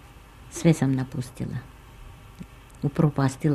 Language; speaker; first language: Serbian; non-native, learner; Armenian